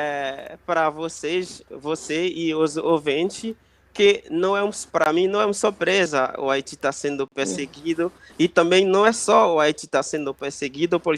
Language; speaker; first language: Portuguese; non-native, fluent; Haitian Creole